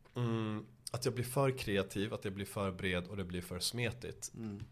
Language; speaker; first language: Swedish; early bilingual, other home language; Persian